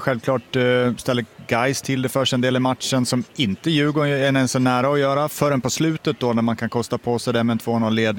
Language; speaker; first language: Swedish; native; Swedish